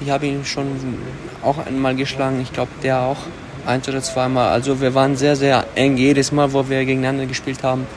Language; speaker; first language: German; early bilingual, other home language; Romanian